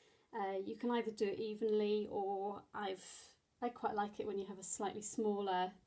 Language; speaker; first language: English; native; English